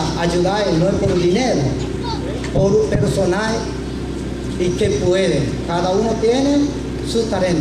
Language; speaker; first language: Spanish; non-native, learner; Japanese